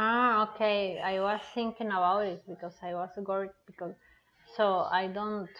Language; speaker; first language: English; non-native, learner; Spanish